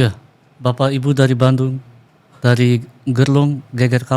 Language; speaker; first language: Indonesian; early bilingual, heritage; Dutch